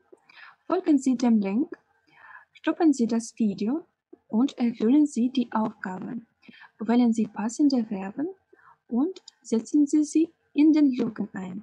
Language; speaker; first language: German; non-native, fluent; Russian